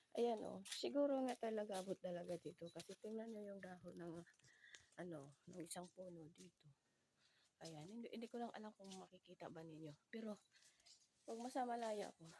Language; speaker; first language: Filipino; non-native, local second language; Cebuano